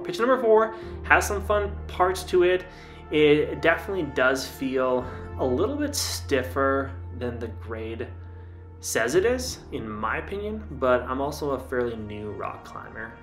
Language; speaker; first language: English; native; English